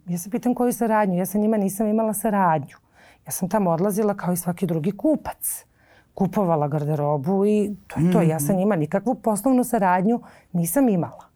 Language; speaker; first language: Serbian; native; Serbian